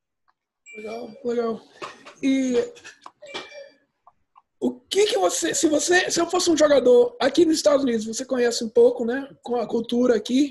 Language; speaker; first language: Portuguese; early bilingual, heritage; Portuguese